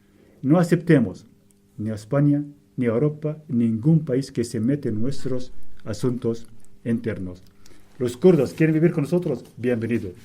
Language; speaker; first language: Spanish; non-native, fluent; Arabic